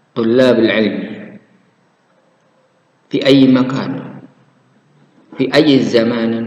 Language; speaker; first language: Arabic; non-native, fluent; Indonesian